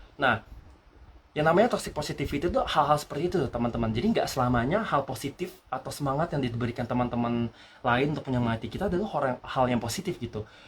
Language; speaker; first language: Indonesian; native; Indonesian